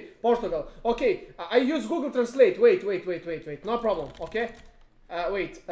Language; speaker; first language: English; non-native, learner; Serbian